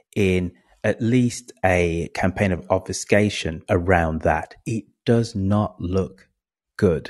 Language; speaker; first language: English; native; English